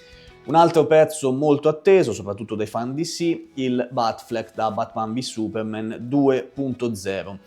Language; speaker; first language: Italian; native; Italian